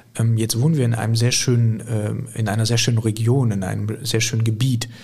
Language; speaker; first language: German; native; German